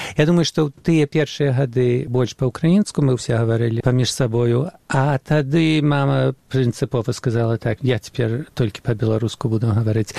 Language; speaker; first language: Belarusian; early bilingual, heritage; Belarusian